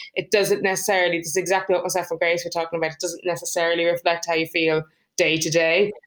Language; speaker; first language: English; native; English